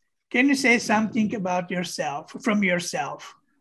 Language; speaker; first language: English; non-native, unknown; Bulgarian